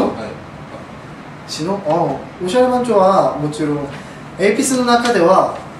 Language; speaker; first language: Japanese; non-native, learner; Korean